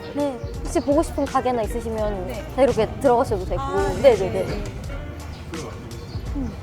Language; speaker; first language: Korean; native; Korean